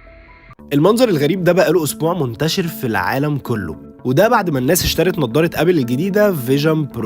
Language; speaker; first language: Arabic; native; Arabic